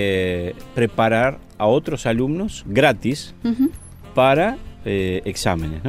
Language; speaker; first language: Spanish; native; Spanish